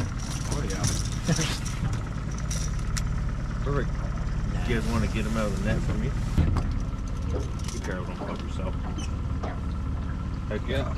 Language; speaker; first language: English; native; English